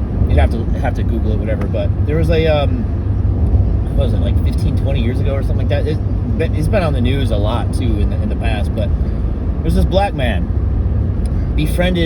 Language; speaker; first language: English; native; English